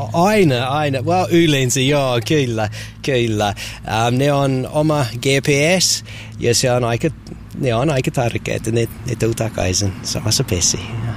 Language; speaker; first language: Finnish; non-native, learner; English